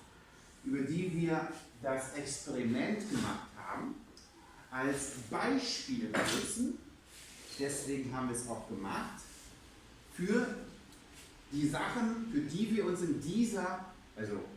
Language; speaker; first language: German; non-native, fluent; English